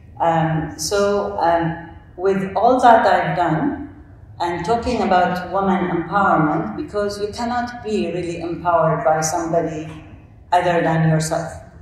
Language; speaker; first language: English; non-native, fluent; Arabic